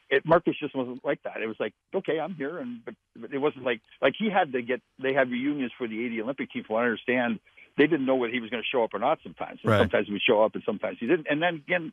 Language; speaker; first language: English; native; English